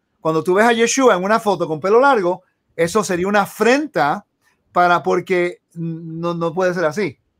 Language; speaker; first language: Spanish; early bilingual, heritage; Spanish